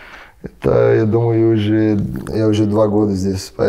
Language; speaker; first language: Russian; non-native, learner; Portuguese